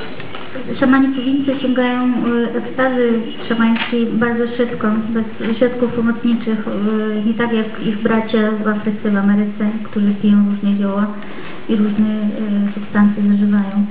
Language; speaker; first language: Russian; non-native, learner; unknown